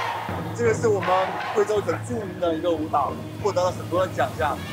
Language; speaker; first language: Chinese; native; Chinese